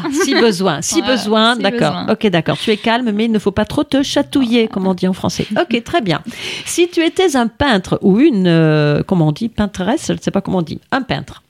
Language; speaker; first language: French; native; French